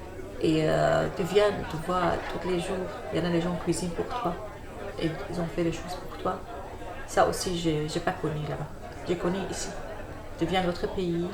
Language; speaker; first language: French; non-native, learner; Arabic